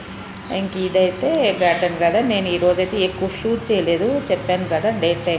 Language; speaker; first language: Telugu; native; Telugu